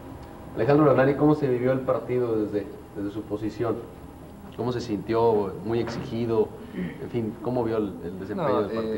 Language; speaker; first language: Spanish; native; Spanish